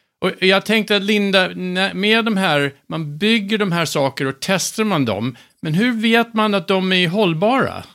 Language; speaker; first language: Swedish; non-native, fluent; English